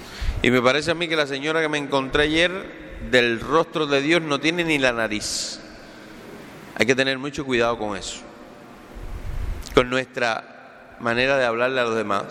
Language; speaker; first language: Spanish; native; Spanish